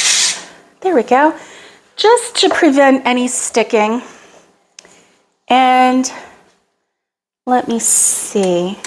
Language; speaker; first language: English; native; English